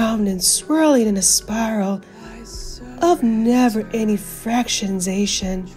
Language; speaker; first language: English; native; English